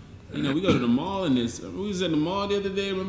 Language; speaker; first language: English; native; English